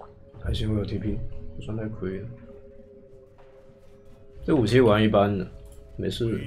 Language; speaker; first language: Chinese; native; Chinese